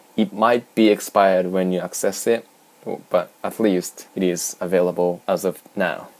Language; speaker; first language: English; non-native, fluent; Japanese